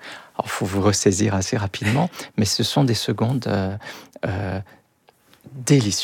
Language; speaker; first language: French; native; French